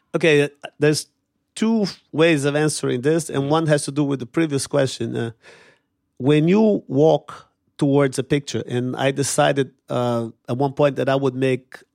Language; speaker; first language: English; non-native, fluent; Portuguese